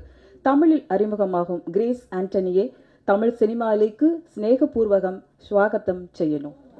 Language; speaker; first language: Tamil; native; Tamil